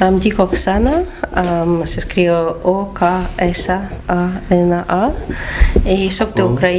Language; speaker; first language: Catalan; non-native, learner; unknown